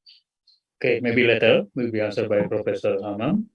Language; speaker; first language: English; non-native, fluent; Indonesian